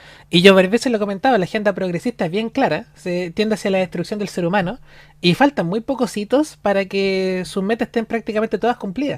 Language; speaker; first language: Spanish; native; Spanish